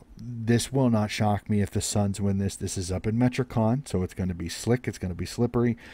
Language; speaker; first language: English; native; English